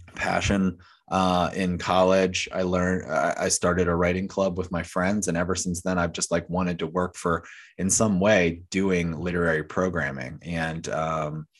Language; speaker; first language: English; native; English